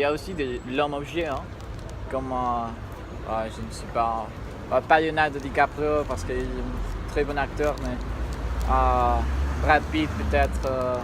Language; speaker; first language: French; non-native, learner; Spanish